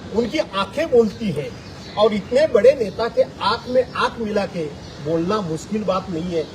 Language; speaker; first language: Hindi; non-native, local second language; Marathi